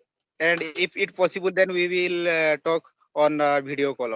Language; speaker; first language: English; non-native, learner; Odia